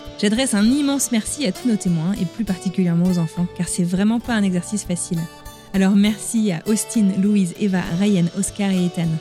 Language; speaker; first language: French; native; French